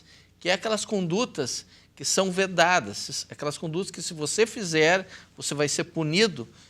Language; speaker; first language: Portuguese; native; Portuguese